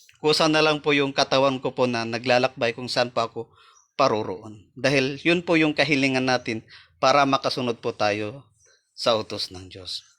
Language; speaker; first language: Filipino; native; Filipino